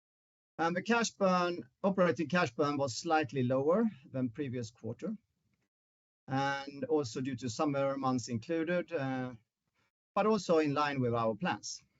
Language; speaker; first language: English; non-native, fluent; Swedish